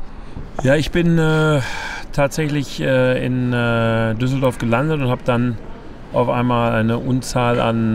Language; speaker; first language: German; native; German